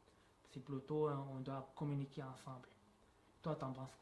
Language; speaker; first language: French; non-native, fluent; Arabic